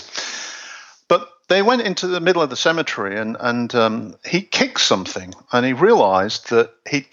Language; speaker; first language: English; native; English